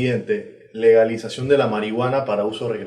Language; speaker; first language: Spanish; native; Spanish